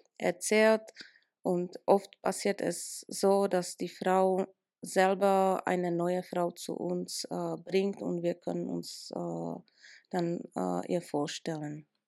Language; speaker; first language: German; non-native, fluent; Czech